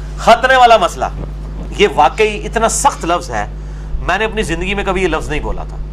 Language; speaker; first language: Urdu; non-native, local second language; Punjabi